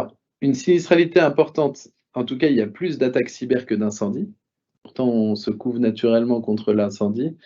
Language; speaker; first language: French; native; French